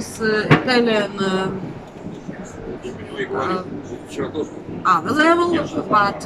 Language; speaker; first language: English; non-native, learner; Russian